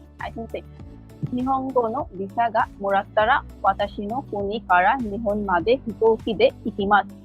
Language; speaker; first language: Japanese; non-native, learner; Bangla